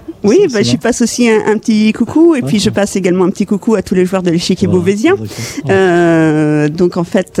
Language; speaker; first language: French; native; French